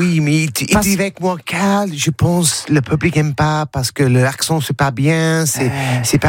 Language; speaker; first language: French; non-native, learner; English